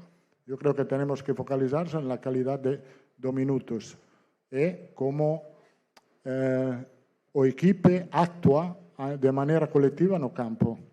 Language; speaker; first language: Spanish; non-native, fluent; Italian